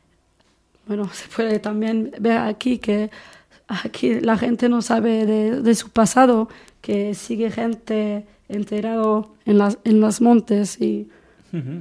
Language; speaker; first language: Spanish; non-native, fluent; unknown